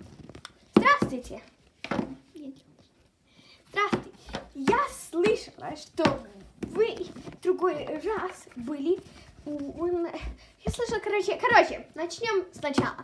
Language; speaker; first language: Russian; early bilingual, heritage; Russian